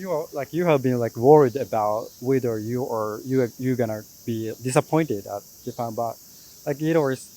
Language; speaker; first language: English; non-native, fluent; Japanese